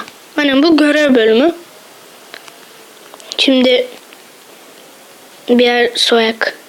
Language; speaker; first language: Turkish; native; Turkish